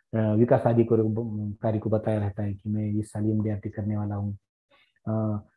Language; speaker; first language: Hindi; non-native, local second language; Marathi